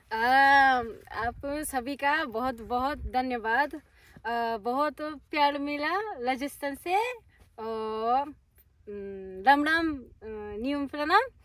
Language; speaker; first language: Hindi; non-native, learner; Japanese